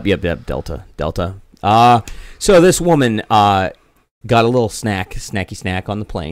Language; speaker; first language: English; native; English